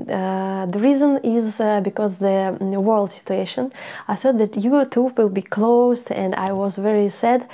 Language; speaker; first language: English; non-native, learner; Russian